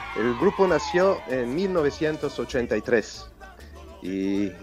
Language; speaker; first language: Spanish; non-native, fluent; Italian